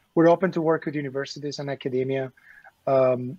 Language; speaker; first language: English; non-native, fluent; Spanish